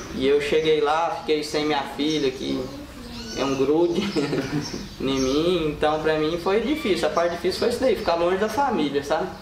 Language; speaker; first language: Portuguese; native; Portuguese